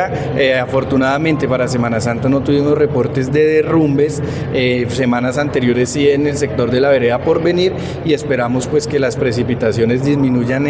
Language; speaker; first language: Spanish; native; Spanish